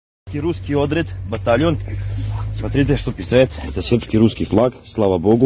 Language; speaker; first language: Russian; non-native, learner; Serbian